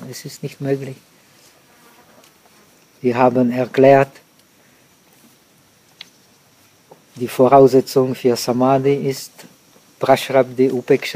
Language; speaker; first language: German; non-native, fluent; Czech